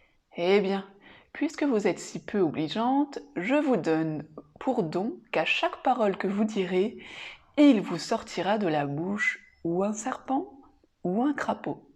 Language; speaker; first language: French; native; French